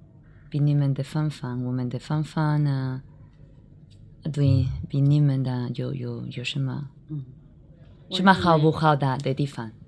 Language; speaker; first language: Chinese; non-native, learner; Spanish